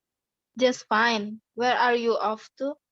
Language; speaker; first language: English; non-native, learner; Indonesian